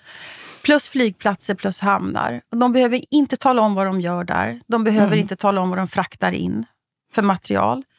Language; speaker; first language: Swedish; native; Swedish